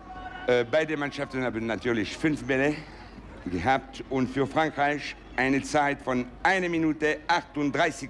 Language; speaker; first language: German; non-native, local second language; Italian